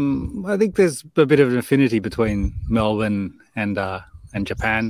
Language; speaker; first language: English; native; English